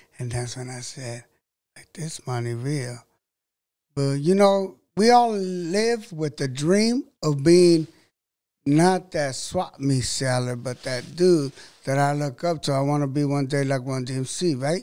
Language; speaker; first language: English; early bilingual, other home language; Spanish